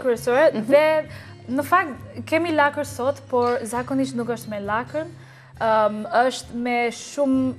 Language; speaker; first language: Albanian; non-native, learner; English